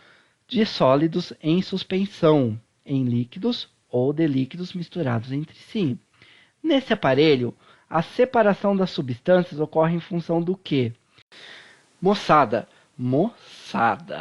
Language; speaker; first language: Portuguese; native; Portuguese